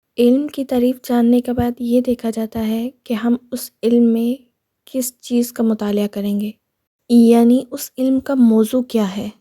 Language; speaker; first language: Urdu; native; Urdu